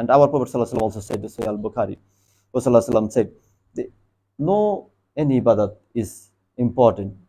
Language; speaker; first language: English; non-native, local second language; Bangla